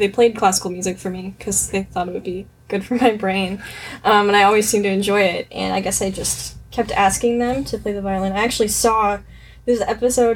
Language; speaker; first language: English; native; English